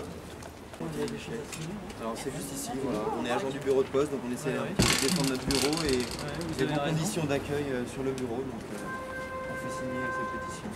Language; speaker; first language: French; native; French